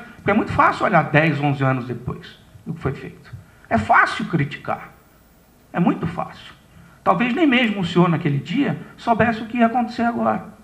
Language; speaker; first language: Portuguese; native; Portuguese